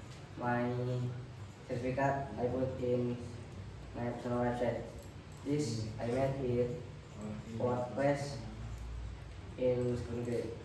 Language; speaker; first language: English; non-native, learner; Indonesian